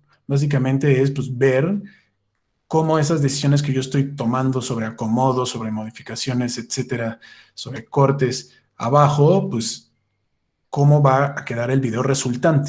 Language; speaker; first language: Spanish; native; Spanish